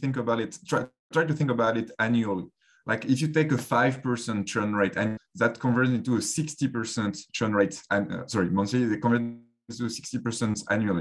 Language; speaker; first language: English; non-native, fluent; French